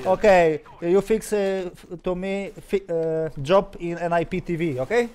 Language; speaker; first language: English; non-native, learner; Polish